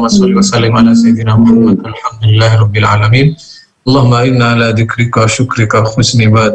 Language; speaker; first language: Indonesian; native; Indonesian